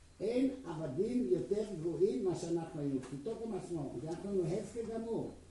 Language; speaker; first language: Hebrew; non-native, fluent; Czech